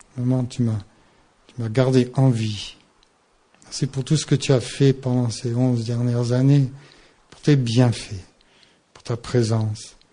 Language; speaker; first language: French; non-native, fluent; English